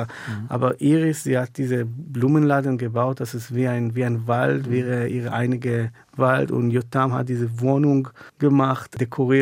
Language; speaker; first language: German; non-native, fluent; Hebrew